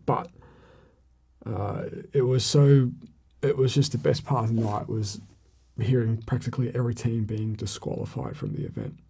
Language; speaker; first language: English; native; English